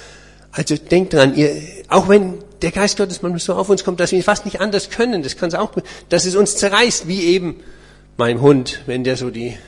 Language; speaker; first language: German; native; German